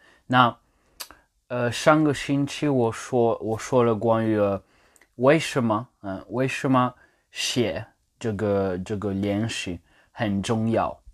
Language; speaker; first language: Chinese; non-native, learner; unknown